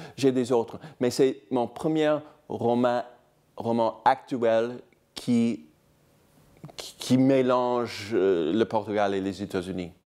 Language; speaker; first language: French; non-native, fluent; English